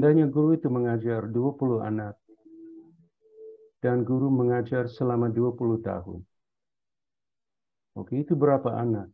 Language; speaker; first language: Indonesian; non-native, fluent; English